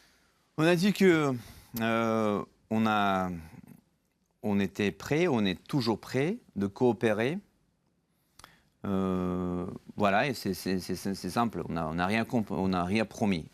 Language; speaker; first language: French; non-native, fluent; Georgian